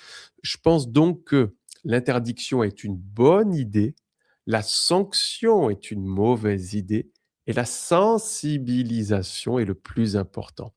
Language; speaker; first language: French; native; French